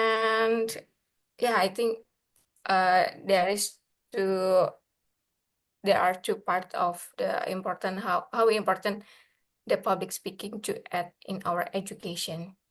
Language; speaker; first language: English; non-native, learner; Indonesian